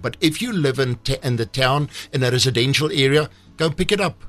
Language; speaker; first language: English; non-native, local second language; Afrikaans